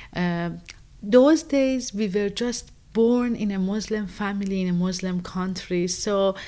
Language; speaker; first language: English; non-native, fluent; Persian